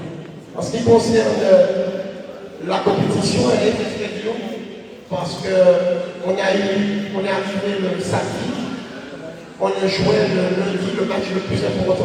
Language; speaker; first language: French; native; French